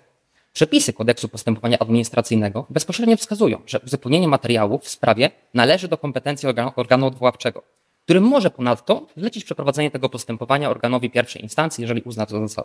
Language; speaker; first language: Polish; native; Polish